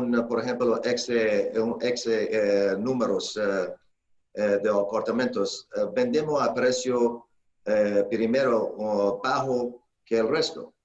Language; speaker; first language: Spanish; non-native, learner; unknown